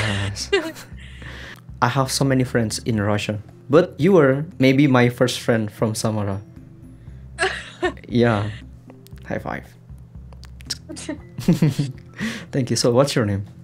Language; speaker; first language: English; non-native, learner; Indonesian